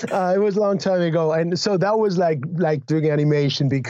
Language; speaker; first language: English; non-native, fluent; Spanish